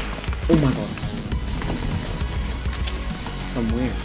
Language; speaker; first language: English; native; English